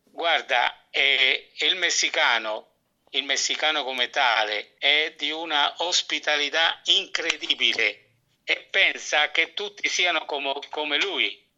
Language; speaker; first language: Italian; native; Italian